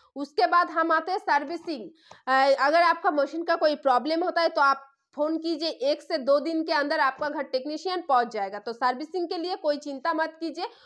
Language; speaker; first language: Hindi; non-native, local second language; Bangla